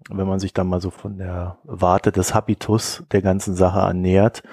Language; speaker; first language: German; native; German